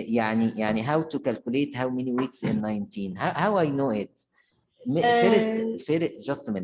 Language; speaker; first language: English; non-native, fluent; Arabic